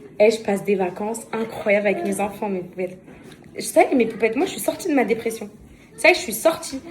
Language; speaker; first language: French; non-native, local second language; Arabic